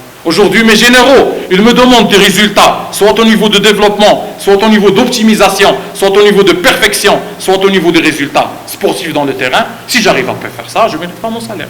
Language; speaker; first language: French; non-native, fluent; Arabic